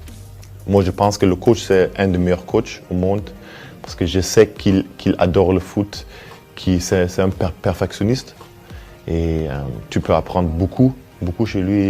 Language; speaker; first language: French; early bilingual, heritage; German